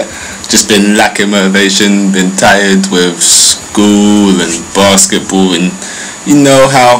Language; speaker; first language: English; native; English